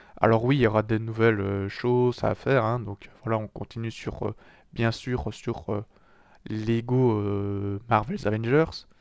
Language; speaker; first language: French; native; French